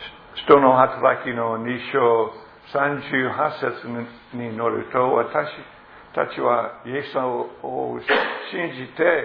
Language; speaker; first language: Japanese; non-native, fluent; English